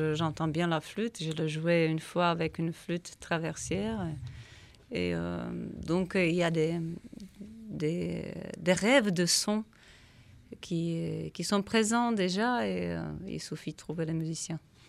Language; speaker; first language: French; non-native, fluent; Czech